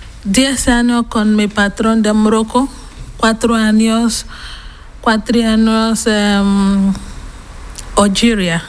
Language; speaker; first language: Spanish; non-native, learner; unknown